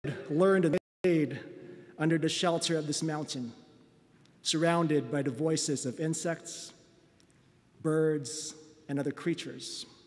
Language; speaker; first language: English; non-native, local second language; Filipino